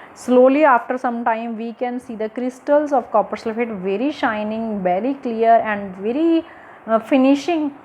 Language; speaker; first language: English; non-native, local second language; Punjabi